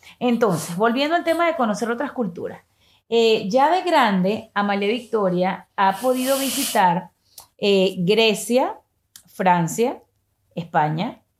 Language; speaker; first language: Spanish; native; Spanish